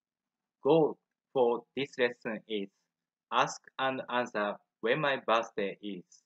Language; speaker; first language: English; non-native, fluent; Japanese